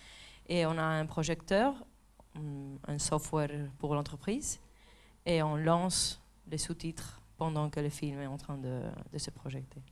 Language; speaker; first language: French; non-native, fluent; Spanish